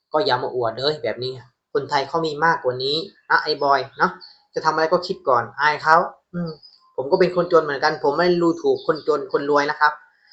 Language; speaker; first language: Thai; native; Thai